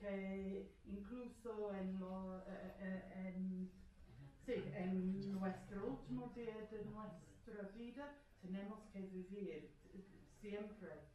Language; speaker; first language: Spanish; non-native, fluent; English